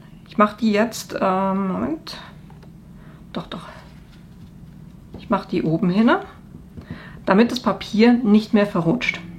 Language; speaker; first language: German; native; German